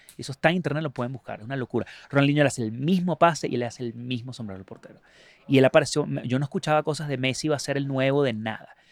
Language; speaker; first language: Spanish; native; Spanish